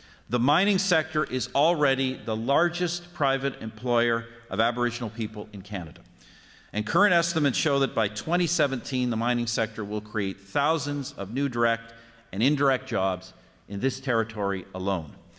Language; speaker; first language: English; native; English